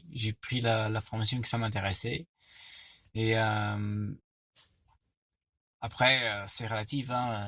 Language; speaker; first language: French; non-native, fluent; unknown